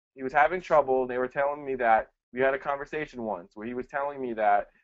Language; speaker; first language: English; early bilingual, other home language; Spanish